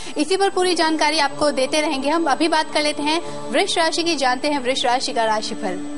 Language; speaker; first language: Hindi; native; Hindi